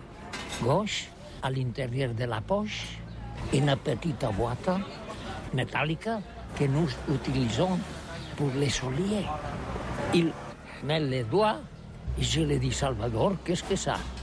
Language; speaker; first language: French; non-native, learner; Catalan